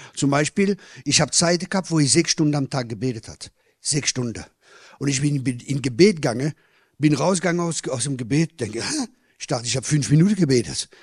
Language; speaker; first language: German; non-native, fluent; French